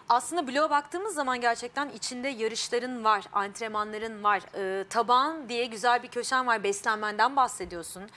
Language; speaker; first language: Turkish; native; Turkish